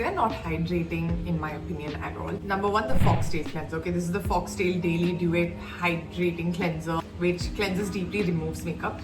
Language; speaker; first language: English; native; English